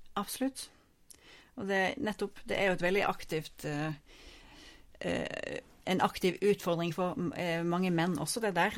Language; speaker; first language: Norwegian; native; Norwegian